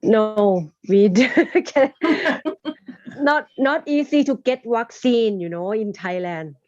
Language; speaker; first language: English; non-native, learner; Thai